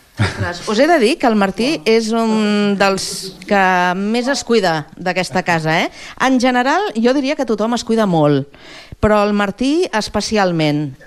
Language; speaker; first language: Catalan; native; Catalan